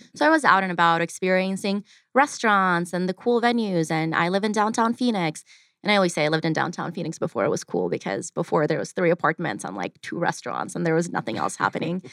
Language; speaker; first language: English; early bilingual, other home language; Ukrainian